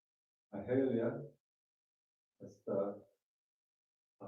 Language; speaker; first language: Spanish; non-native, learner; English